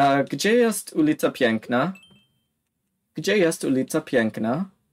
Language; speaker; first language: Polish; non-native, learner; English